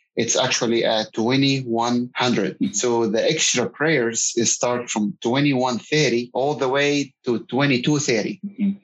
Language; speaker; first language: English; non-native, fluent; Arabic